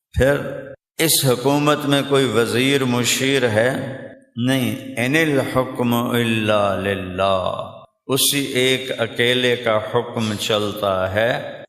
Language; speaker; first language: Urdu; non-native, local second language; Punjabi